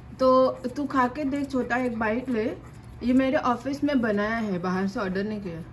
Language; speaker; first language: Hindi; non-native, local second language; Bangla